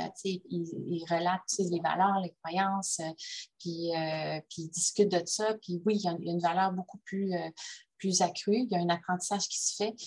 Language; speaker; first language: French; native; French